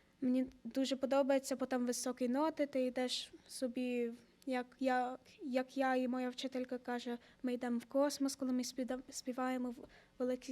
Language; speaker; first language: Ukrainian; early bilingual, heritage; Ukrainian